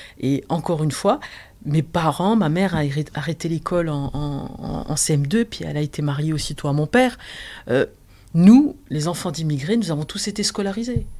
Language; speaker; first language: French; early bilingual, other home language; Arabic